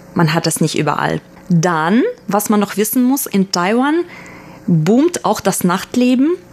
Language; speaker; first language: German; early bilingual, other home language; Russian